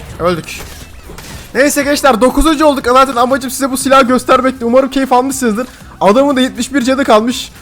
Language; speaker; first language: Turkish; native; Turkish